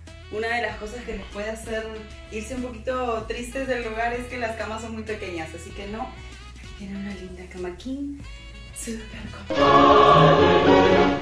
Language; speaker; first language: Spanish; native; Spanish